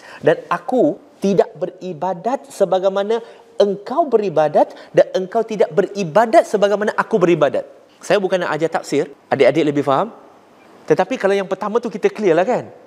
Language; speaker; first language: Malay; non-native, local second language; Chinese